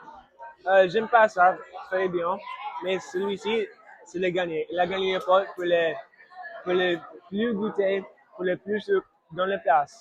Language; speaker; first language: French; non-native, learner; English